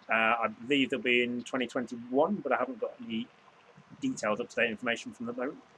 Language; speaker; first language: English; native; English